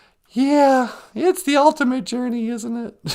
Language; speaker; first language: English; native; English